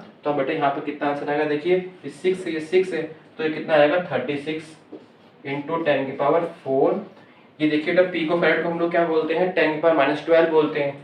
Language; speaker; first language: Hindi; native; Hindi